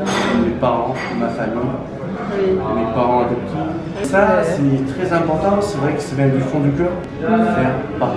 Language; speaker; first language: French; early bilingual, other home language; Korean